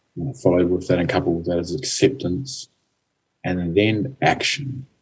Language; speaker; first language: English; native; English